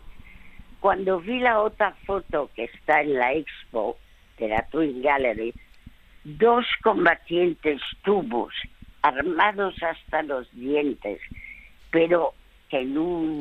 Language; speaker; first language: Spanish; early bilingual, other home language; French